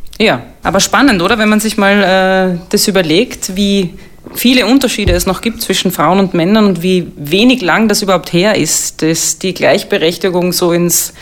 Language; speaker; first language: German; native; German